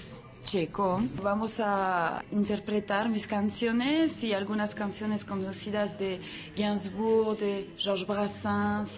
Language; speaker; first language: Spanish; early bilingual, heritage; French